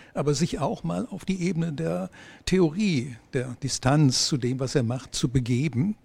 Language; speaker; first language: German; native; German